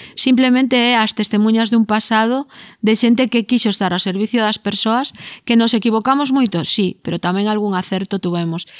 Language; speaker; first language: Galician; native; Galician